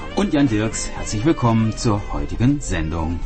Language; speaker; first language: German; native; German